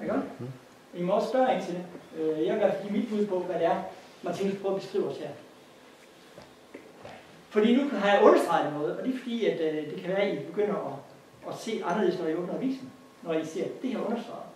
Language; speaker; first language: Danish; native; Danish